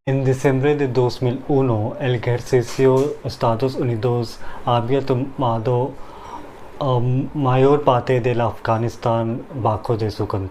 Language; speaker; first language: Spanish; non-native, learner; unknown